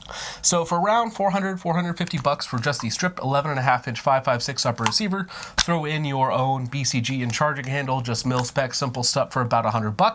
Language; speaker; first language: English; native; English